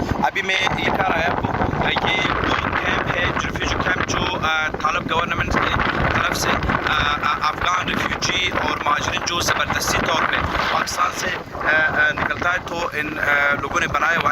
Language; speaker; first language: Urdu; non-native, fluent; Pashto